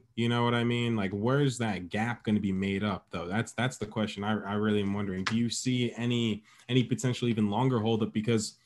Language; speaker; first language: English; native; English